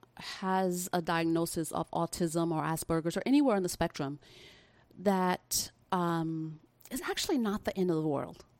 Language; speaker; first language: English; native; English